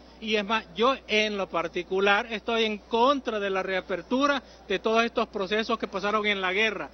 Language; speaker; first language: Spanish; native; Spanish